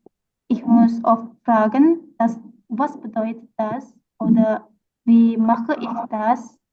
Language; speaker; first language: German; non-native, learner; Indonesian